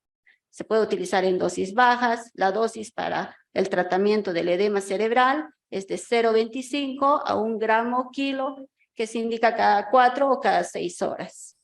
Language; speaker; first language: Spanish; native; Spanish